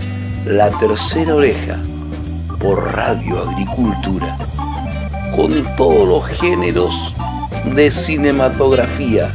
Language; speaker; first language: Spanish; native; Spanish